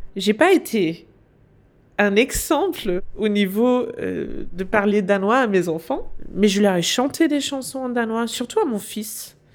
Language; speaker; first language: French; non-native, fluent; Danish